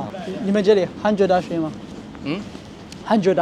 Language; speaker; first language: Chinese; non-native, fluent; Amharic